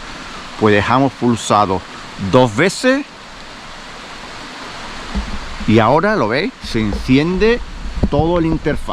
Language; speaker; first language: Spanish; native; Spanish